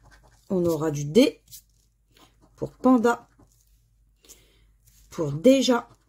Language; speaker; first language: French; native; French